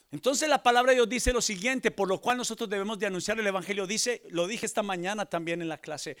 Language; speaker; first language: Spanish; native; Spanish